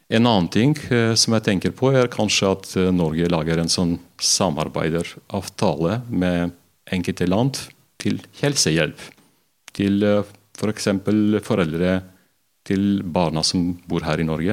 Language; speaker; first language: Norwegian; non-native, fluent; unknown